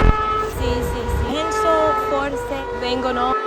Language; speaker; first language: Italian; non-native, learner; English